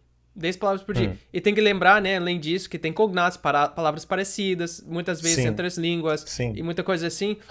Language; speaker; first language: Portuguese; non-native, fluent; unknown